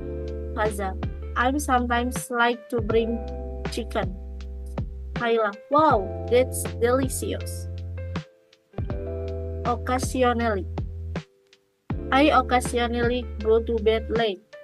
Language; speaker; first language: English; non-native, learner; Indonesian